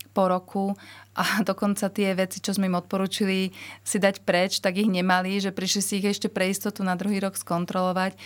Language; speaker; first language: Slovak; native; Slovak